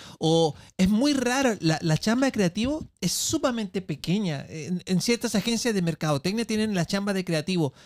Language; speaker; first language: Spanish; native; Spanish